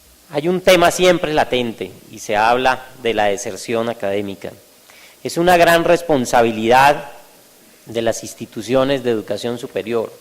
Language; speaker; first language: Spanish; native; Spanish